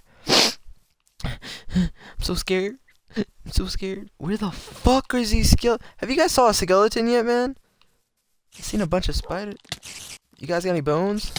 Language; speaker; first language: English; native; English